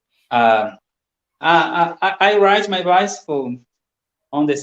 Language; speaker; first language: English; non-native, learner; Portuguese